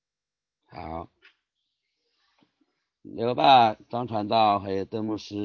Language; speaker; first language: Chinese; native; Chinese